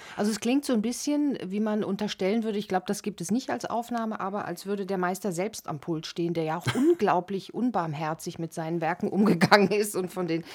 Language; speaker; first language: German; native; German